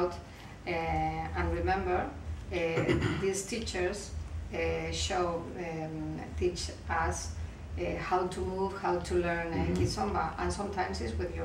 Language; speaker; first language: English; non-native, learner; Spanish